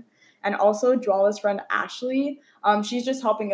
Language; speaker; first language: English; native; English